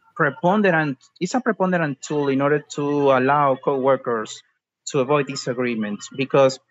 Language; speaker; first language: English; non-native, fluent; Spanish